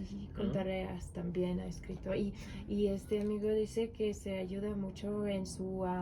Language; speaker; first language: Spanish; non-native, learner; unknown